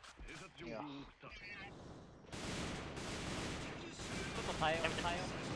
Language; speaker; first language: Japanese; native; Japanese